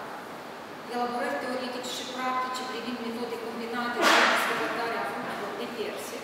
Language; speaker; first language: Romanian; native; Romanian